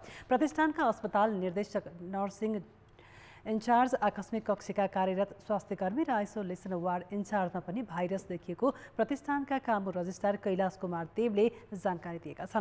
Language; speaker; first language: Nepali; native; Nepali